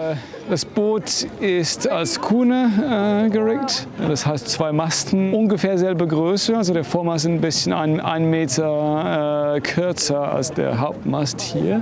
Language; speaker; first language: German; non-native, fluent; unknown